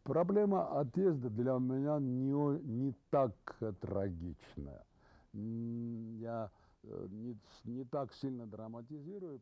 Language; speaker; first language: Russian; non-native, local second language; Armenian